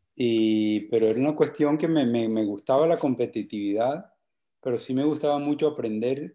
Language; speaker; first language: Spanish; native; Spanish